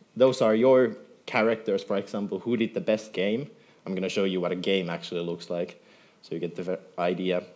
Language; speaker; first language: English; non-native, fluent; Finnish